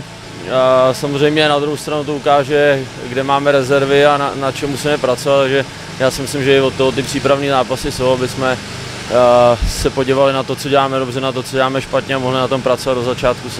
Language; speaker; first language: Czech; native; Czech